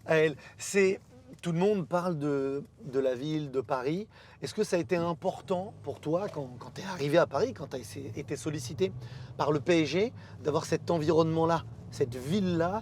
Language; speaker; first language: French; native; French